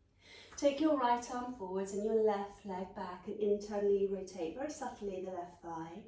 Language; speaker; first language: English; native; English